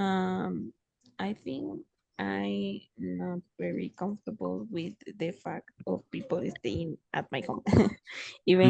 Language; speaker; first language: English; non-native, fluent; Spanish